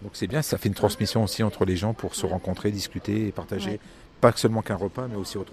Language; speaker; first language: French; native; French